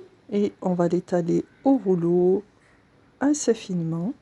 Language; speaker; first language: French; native; French